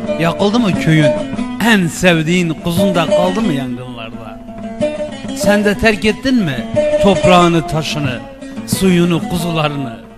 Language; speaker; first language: Turkish; non-native, local second language; Kurdish